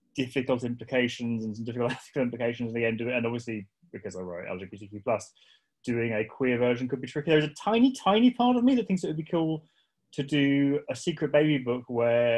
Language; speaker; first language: English; native; English